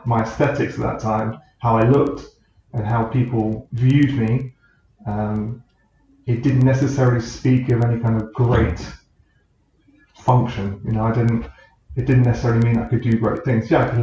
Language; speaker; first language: English; native; English